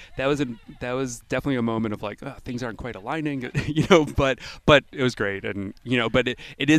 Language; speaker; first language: English; native; English